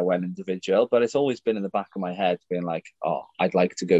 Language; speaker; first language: English; native; English